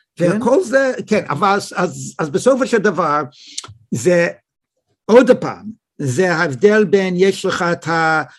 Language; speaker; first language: Hebrew; non-native, fluent; English